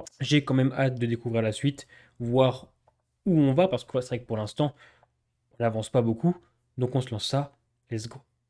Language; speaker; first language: French; native; French